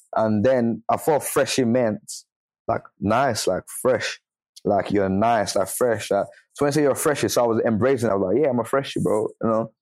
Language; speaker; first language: English; non-native, local second language; Yoruba